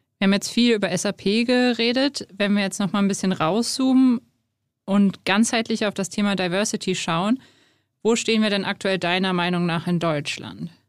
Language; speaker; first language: German; native; German